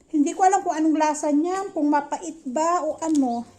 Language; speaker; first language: Filipino; native; Filipino